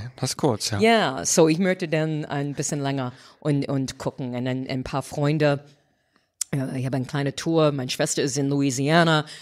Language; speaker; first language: German; non-native, fluent; English